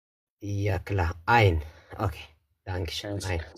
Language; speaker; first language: German; non-native, learner; Amharic